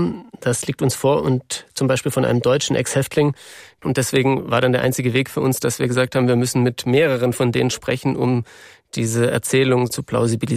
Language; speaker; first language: German; native; German